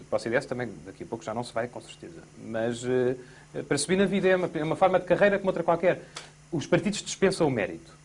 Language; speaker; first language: Portuguese; native; Portuguese